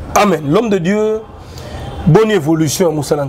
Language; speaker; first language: French; non-native, local second language; Lingala